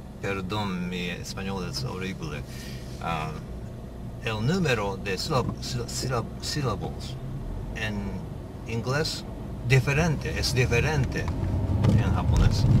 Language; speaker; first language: Spanish; non-native, learner; Japanese